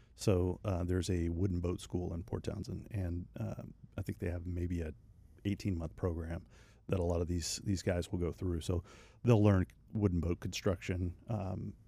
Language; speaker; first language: English; native; English